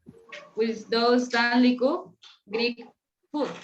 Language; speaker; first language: English; non-native, learner; Spanish